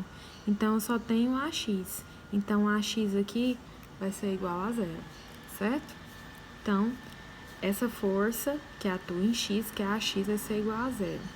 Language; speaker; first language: Portuguese; native; Portuguese